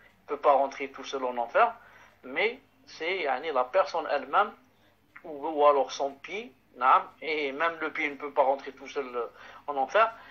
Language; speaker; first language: French; non-native, local second language; Arabic